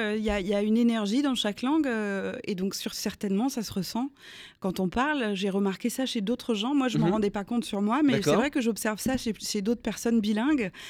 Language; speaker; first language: French; native; French